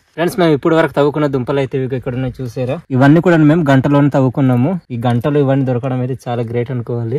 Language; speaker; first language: Telugu; non-native, local second language; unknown